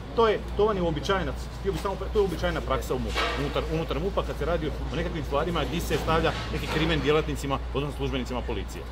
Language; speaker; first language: Croatian; native; Croatian